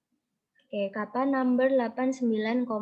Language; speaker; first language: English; non-native, learner; Indonesian